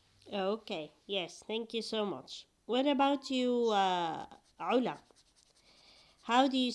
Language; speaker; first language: English; non-native, fluent; Arabic